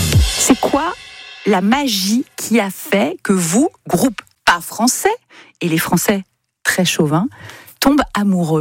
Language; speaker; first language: French; native; French